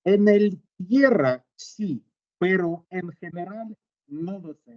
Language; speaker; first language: Spanish; non-native, learner; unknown